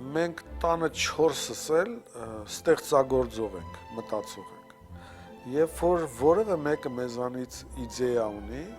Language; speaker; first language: Armenian; native; Armenian